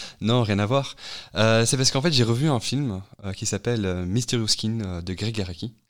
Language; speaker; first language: French; native; French